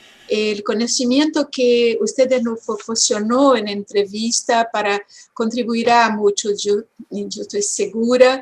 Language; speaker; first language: Spanish; non-native, fluent; Portuguese